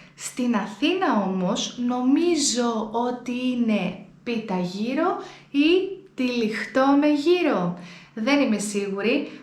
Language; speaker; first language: Greek; native; Greek